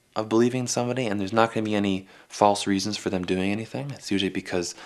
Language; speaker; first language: English; native; English